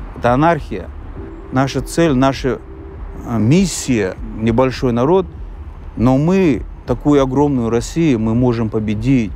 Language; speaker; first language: Russian; non-native, local second language; Chechen